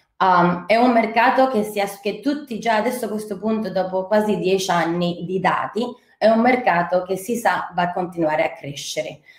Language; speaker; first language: Italian; non-native, fluent; Spanish